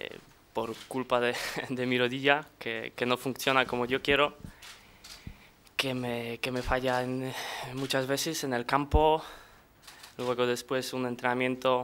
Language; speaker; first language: Spanish; non-native, fluent; Polish